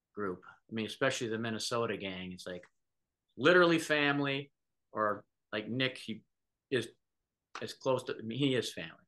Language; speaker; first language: English; native; English